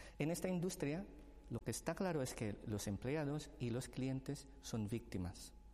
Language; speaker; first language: Spanish; non-native, fluent; Filipino